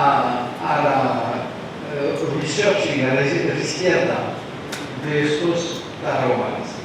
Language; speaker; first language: Spanish; non-native, learner; French